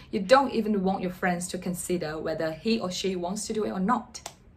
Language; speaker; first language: English; non-native, fluent; Chinese